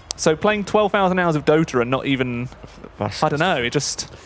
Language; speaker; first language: English; native; English